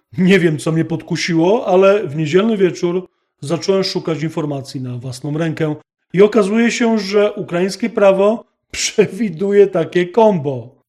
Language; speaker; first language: Polish; native; Polish